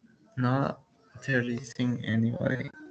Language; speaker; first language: English; non-native, learner; Spanish